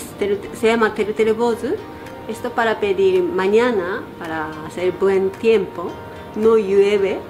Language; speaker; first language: Spanish; non-native, learner; Japanese